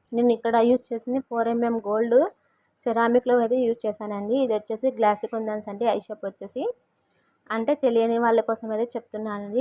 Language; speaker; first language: Telugu; non-native, local second language; Urdu